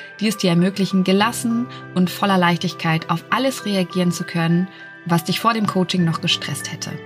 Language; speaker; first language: German; native; German